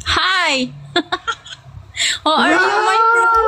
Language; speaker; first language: English; non-native, learner; Indonesian